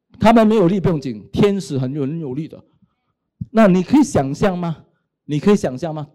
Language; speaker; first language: Chinese; native; Chinese